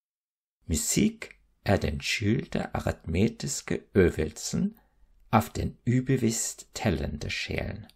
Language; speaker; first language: Norwegian; non-native, fluent; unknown